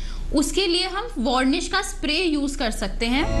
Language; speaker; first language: Hindi; native; Hindi